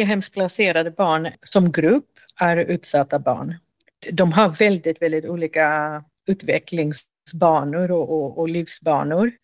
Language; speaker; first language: Swedish; non-native, fluent; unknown